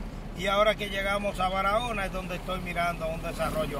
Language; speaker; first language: Spanish; native; Spanish